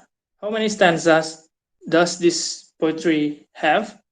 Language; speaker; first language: English; non-native, fluent; Indonesian